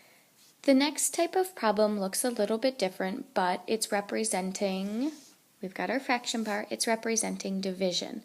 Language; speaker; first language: English; native; English